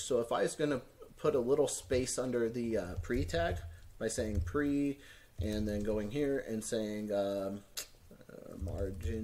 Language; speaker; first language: English; native; English